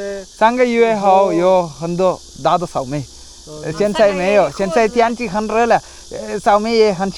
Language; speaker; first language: Chinese; non-native, learner; Malayalam